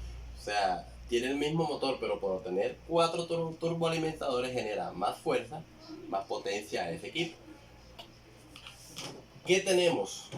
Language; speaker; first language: Spanish; native; Spanish